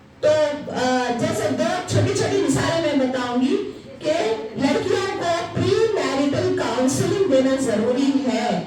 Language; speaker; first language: Urdu; native; Urdu